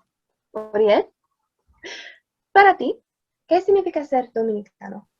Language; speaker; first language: Spanish; non-native, learner; English